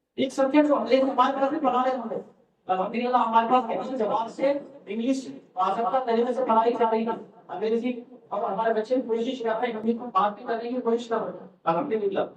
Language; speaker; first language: Urdu; native; Urdu